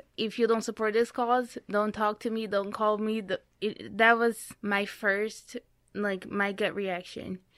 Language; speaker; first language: English; non-native, fluent; Portuguese